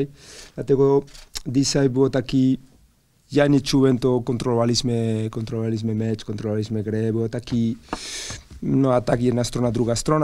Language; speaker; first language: Polish; non-native, learner; Spanish